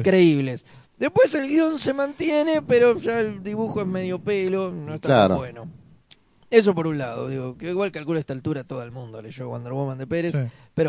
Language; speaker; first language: Spanish; native; Spanish